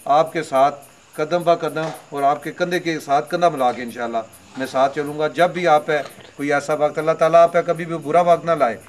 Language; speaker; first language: Urdu; non-native, local second language; Pahari-Potwari